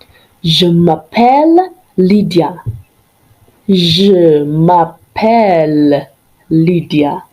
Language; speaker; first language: French; non-native, fluent; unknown